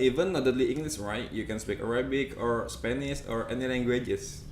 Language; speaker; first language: English; non-native, fluent; Indonesian